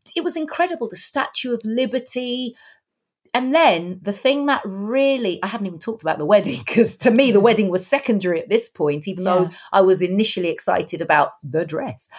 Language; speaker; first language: English; native; English